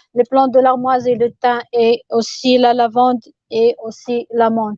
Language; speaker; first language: French; non-native, local second language; Arabic